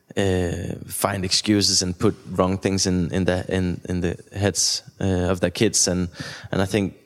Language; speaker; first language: English; non-native, fluent; Danish